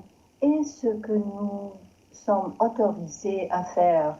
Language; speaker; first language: French; non-native, learner; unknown